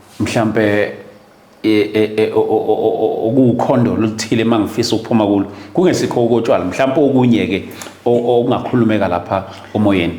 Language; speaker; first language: Zulu; native; Zulu